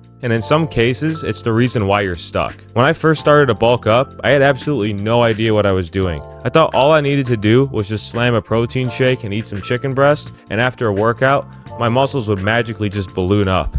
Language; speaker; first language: English; native; English